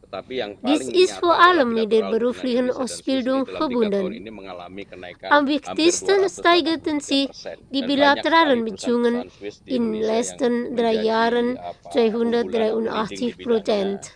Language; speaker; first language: German; non-native, learner; Indonesian